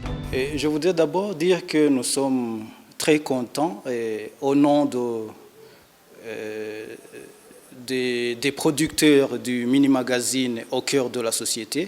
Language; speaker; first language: French; non-native, local second language; Rundi